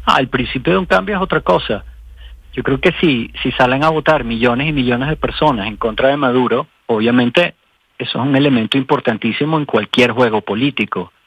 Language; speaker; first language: Spanish; native; Spanish